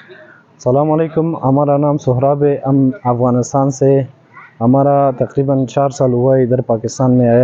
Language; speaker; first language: Hindi; non-native, learner; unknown